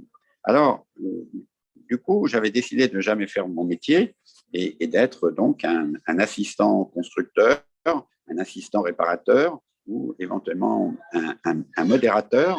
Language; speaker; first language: French; native; French